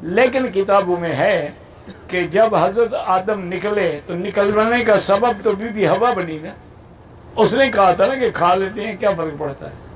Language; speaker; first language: Urdu; non-native, local second language; Punjabi